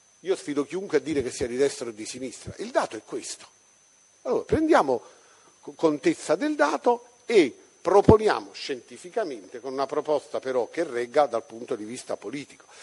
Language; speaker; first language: Italian; native; Italian